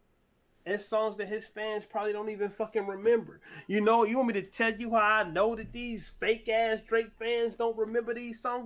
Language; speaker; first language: English; native; English